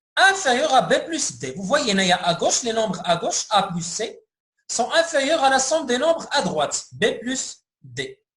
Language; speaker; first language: French; non-native, local second language; Arabic